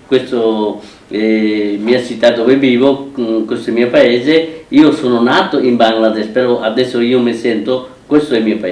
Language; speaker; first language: Italian; non-native, fluent; Bangla